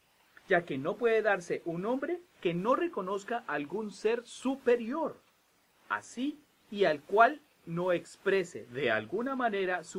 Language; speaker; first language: Spanish; native; Spanish